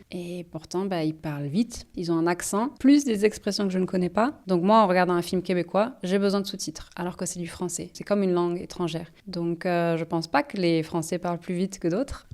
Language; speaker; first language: French; native; French